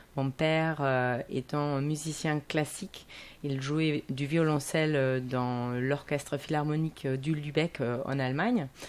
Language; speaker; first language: French; non-native, fluent; German